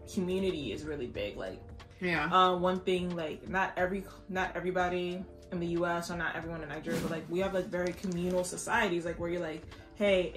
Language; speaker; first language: English; native; English